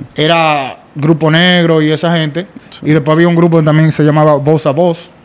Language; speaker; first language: Spanish; native; Spanish